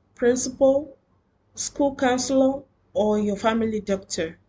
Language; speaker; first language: English; non-native, local second language; Yoruba